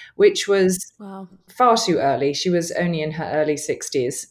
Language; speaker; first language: English; native; English